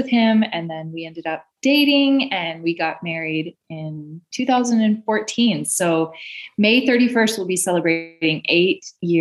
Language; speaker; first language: English; native; English